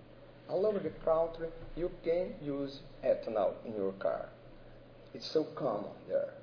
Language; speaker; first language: English; non-native, learner; Portuguese